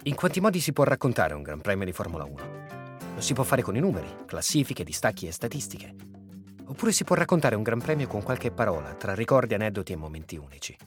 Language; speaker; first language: Italian; native; Italian